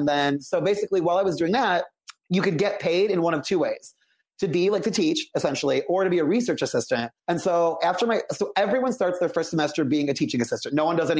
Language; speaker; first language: English; native; English